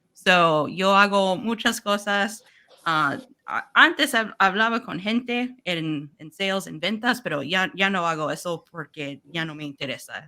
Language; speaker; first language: Spanish; non-native, learner; English